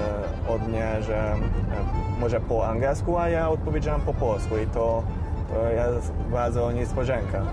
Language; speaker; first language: Polish; non-native, learner; Hungarian